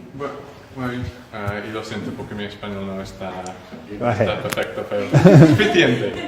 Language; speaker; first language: Spanish; non-native, learner; English